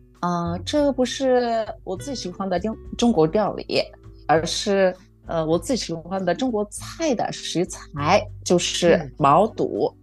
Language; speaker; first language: Chinese; non-native, fluent; Japanese